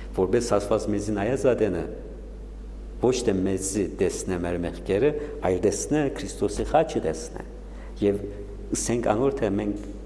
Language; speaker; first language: Armenian; native; Armenian